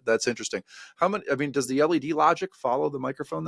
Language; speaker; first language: English; native; English